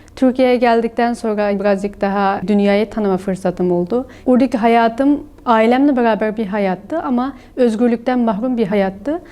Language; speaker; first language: Turkish; non-native, fluent; Uyghur